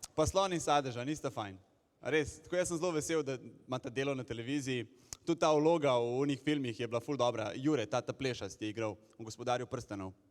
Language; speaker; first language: Slovenian; non-native, local second language; Bosnian